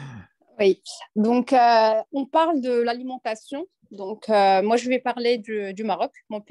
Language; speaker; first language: French; non-native, local second language; Arabic